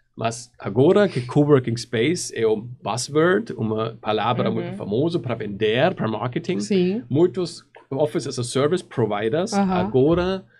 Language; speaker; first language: Portuguese; non-native, learner; German